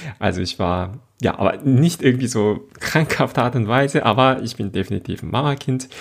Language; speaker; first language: German; non-native, fluent; Korean